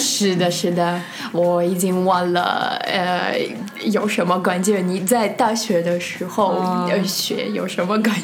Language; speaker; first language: Chinese; non-native, fluent; Russian